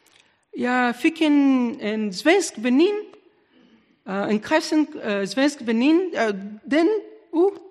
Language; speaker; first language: Danish; non-native, learner; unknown